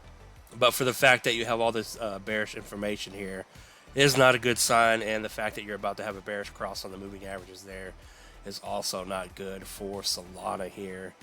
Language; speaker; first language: English; native; English